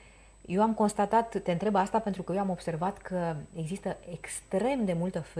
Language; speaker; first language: Romanian; native; Romanian